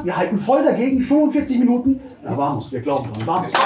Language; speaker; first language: German; native; German